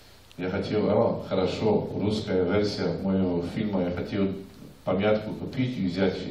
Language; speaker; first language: Russian; non-native, fluent; Polish